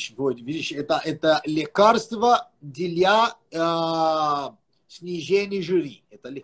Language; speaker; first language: Russian; non-native, fluent; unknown